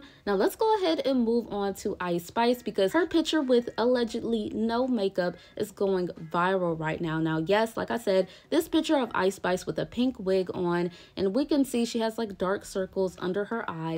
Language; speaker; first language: English; native; English